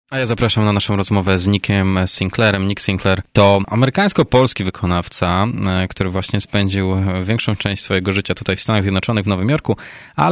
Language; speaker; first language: Polish; native; Polish